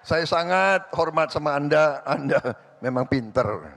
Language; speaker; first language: Indonesian; native; Indonesian